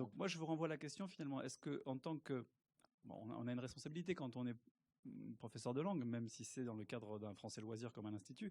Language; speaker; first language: French; native; French